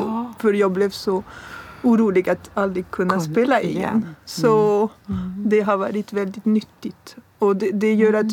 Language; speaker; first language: Swedish; non-native, fluent; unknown